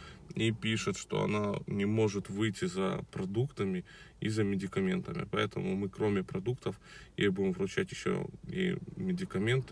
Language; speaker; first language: Russian; native; Russian